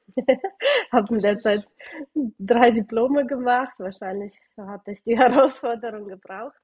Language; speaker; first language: German; early bilingual, other home language; Russian